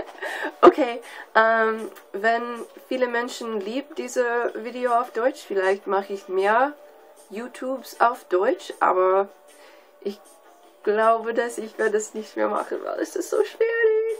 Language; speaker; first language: German; non-native, learner; English